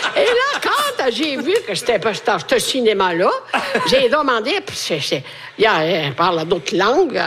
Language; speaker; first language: French; non-native, fluent; Italian